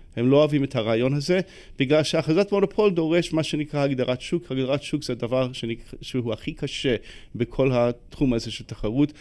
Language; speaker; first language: Hebrew; non-native, fluent; English